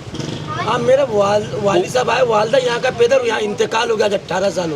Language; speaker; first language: Hindi; early bilingual, other home language; Bangla